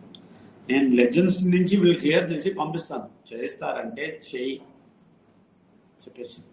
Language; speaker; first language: Telugu; non-native, fluent; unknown